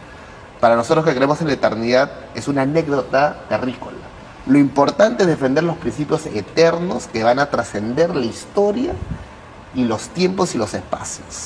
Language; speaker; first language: Spanish; native; Spanish